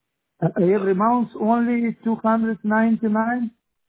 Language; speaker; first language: English; non-native, learner; Romanian